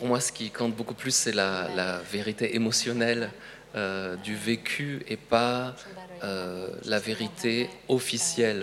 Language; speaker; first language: French; non-native, fluent; Polish